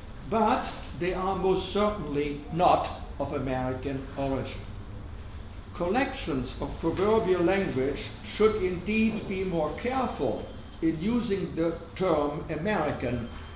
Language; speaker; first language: English; non-native, fluent; German